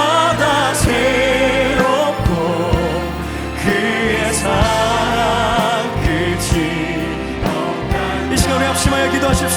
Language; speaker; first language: Korean; native; Korean